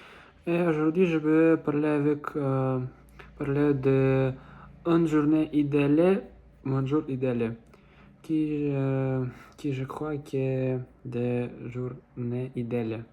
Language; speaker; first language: French; non-native, learner; Russian